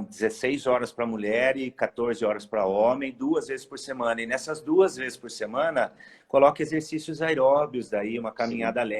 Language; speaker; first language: Portuguese; native; Portuguese